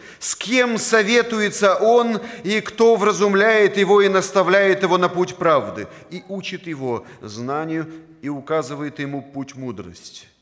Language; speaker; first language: Russian; native; Russian